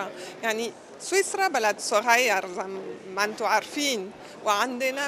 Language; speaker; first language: Arabic; non-native, fluent; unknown